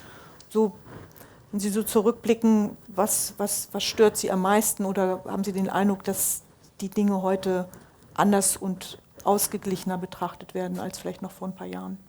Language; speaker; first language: German; native; German